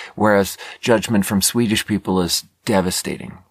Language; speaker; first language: English; non-native, fluent; Swedish